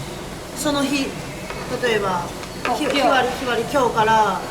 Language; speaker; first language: Japanese; native; Japanese